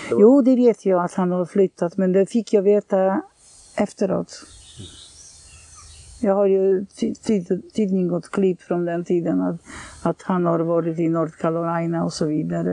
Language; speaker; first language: Swedish; non-native, fluent; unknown